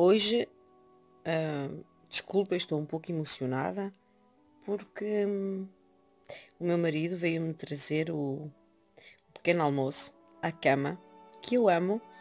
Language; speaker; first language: Portuguese; early bilingual, heritage; Portuguese